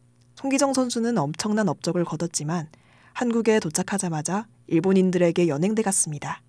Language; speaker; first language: Korean; native; Korean